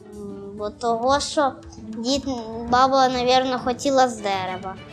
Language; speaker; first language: Russian; non-native, local second language; Ukrainian